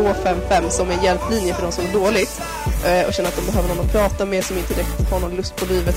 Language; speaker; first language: Swedish; native; Swedish